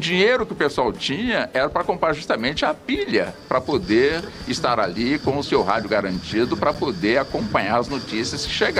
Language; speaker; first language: Portuguese; native; Portuguese